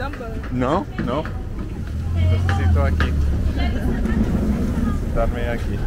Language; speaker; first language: Spanish; non-native, learner; English